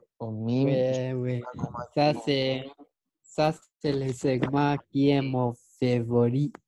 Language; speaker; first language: French; non-native, learner; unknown